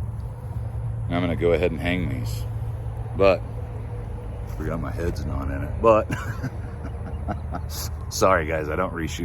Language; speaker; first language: English; native; English